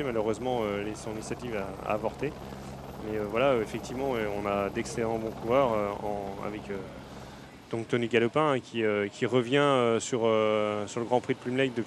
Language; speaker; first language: French; native; French